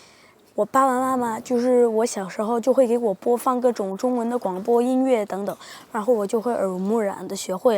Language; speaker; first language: Chinese; early bilingual, heritage; Spanish